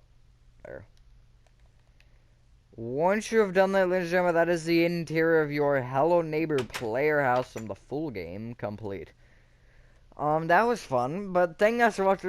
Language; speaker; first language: English; native; English